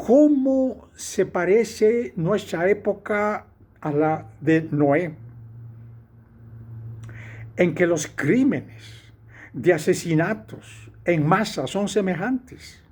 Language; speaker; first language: Spanish; native; Spanish